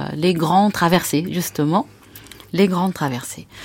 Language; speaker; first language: French; non-native, fluent; Arabic